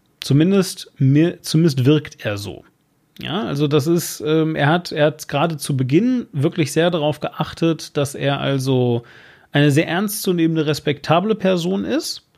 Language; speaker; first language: German; native; German